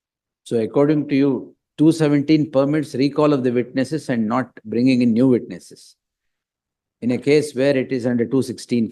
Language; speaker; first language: English; non-native, local second language; Kannada